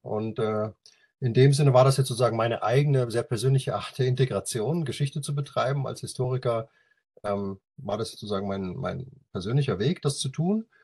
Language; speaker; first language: German; native; German